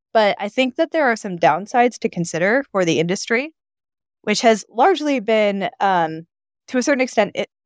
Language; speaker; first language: English; non-native, fluent; Japanese